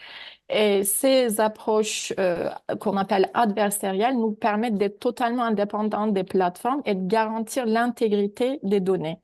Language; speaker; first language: French; native; French